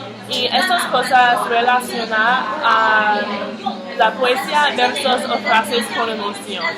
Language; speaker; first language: Spanish; non-native, learner; English